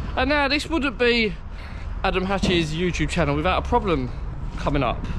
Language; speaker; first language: English; native; English